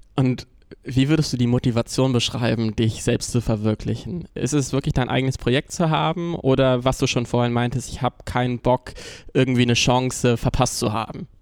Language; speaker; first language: German; native; German